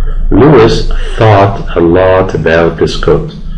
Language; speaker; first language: English; non-native, fluent; Persian